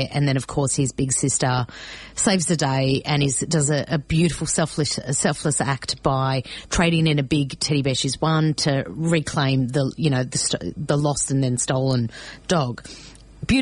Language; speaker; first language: English; early bilingual, other home language; Greek